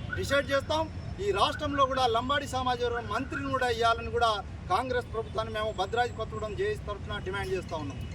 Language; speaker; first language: Telugu; non-native, local second language; Lambadi